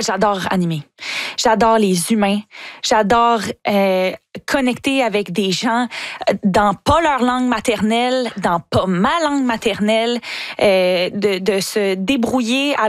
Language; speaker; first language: French; native; French